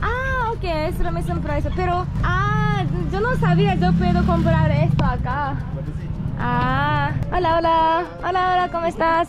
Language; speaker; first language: Spanish; non-native, learner; Japanese